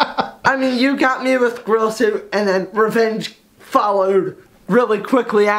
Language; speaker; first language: English; native; English